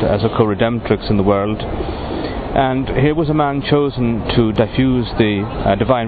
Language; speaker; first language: English; native; English